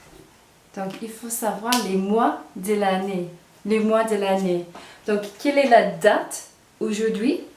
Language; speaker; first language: French; non-native, fluent; English